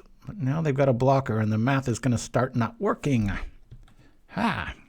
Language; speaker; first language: English; native; English